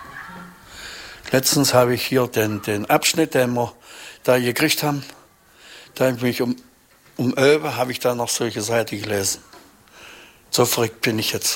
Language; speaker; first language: German; native; German